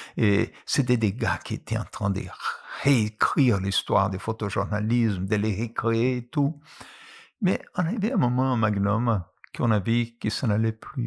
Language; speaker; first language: French; non-native, fluent; Portuguese